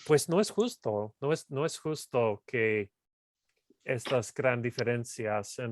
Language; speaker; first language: Spanish; non-native, fluent; English